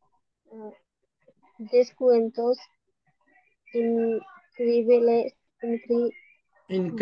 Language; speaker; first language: Spanish; non-native, learner; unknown